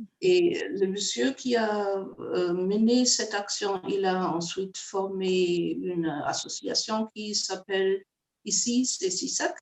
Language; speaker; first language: French; non-native, fluent; German